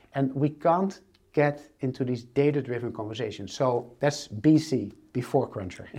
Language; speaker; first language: English; non-native, fluent; Dutch